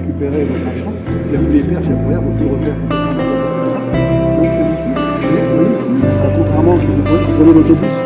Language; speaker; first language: French; native; French